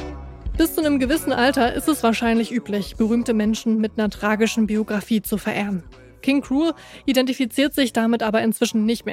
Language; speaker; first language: German; native; German